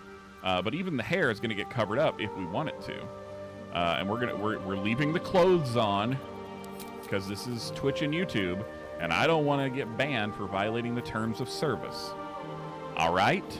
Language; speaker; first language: English; native; English